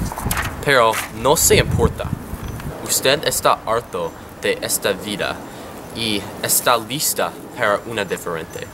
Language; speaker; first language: Spanish; non-native, learner; English